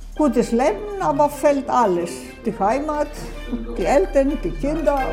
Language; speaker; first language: German; non-native, learner; Greek